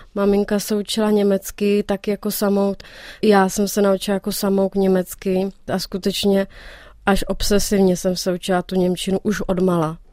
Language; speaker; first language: Czech; native; Czech